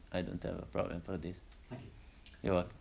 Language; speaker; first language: English; non-native, learner; Italian